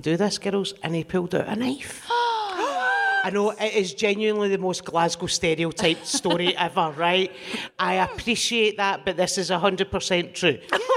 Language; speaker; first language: English; native; English